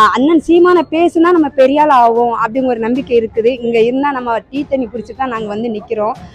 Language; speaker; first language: Tamil; native; Tamil